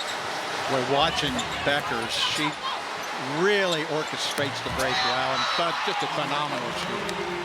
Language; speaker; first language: English; native; English